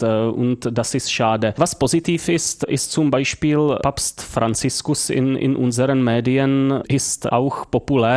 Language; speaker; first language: German; non-native, fluent; Czech